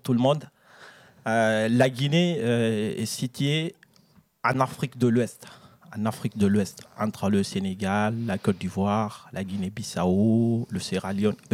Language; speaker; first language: French; non-native, local second language; Fula